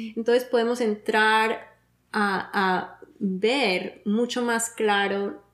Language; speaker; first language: Spanish; early bilingual, heritage; Spanish